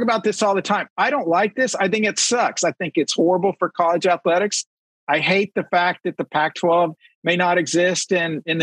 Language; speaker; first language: English; native; English